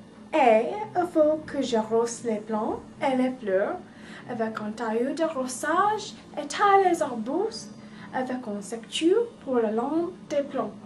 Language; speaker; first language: French; non-native, learner; English